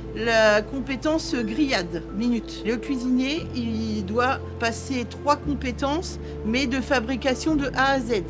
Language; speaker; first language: French; native; French